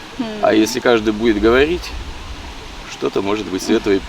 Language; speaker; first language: Russian; native; Russian